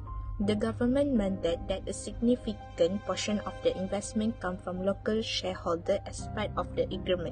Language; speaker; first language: English; non-native, local second language; Malay